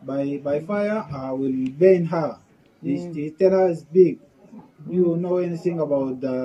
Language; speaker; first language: English; non-native, learner; Arabic